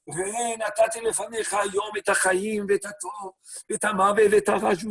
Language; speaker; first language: Hebrew; non-native, fluent; French